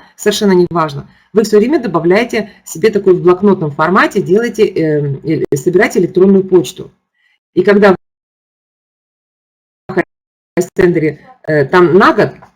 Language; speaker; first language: Russian; native; Russian